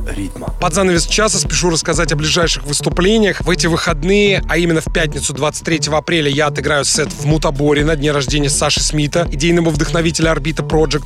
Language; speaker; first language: Russian; native; Russian